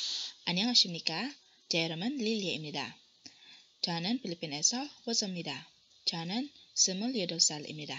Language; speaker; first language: Korean; non-native, learner; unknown